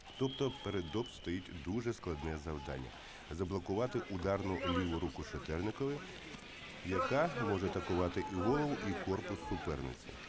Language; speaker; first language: Ukrainian; native; Ukrainian